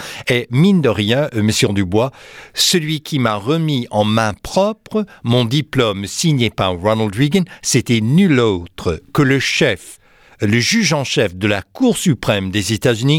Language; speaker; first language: French; non-native, fluent; English